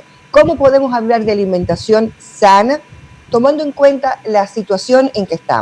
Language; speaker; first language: Spanish; native; Spanish